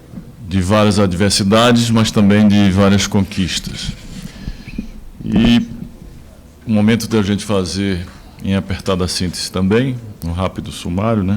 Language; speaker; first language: Portuguese; native; Portuguese